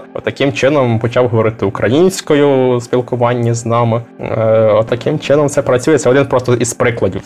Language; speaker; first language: Ukrainian; native; Ukrainian